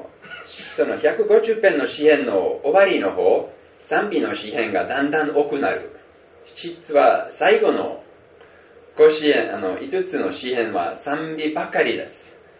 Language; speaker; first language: Japanese; non-native, fluent; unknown